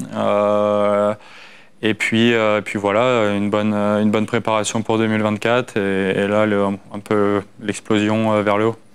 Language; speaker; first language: French; native; French